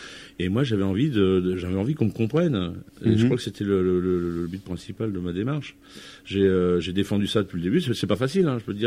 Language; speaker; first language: French; native; French